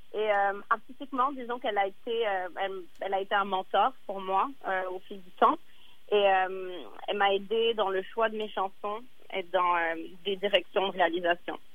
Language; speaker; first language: French; native; French